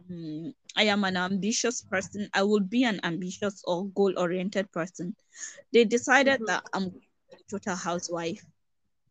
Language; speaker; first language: English; non-native, local second language; Hausa